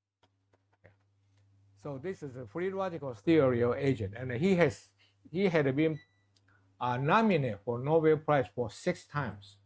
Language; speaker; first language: English; non-native, fluent; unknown